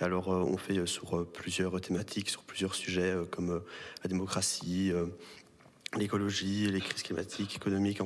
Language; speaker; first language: French; native; French